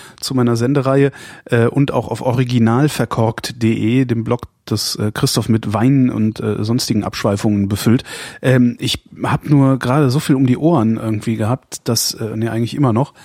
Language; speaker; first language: German; native; German